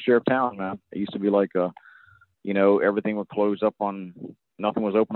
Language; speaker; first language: English; native; English